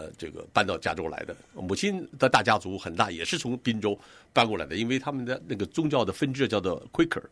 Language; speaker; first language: Chinese; native; Chinese